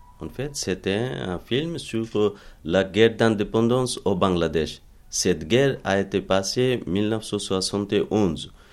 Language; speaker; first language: French; non-native, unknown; Bangla